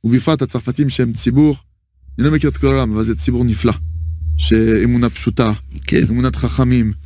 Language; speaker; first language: Hebrew; non-native, fluent; French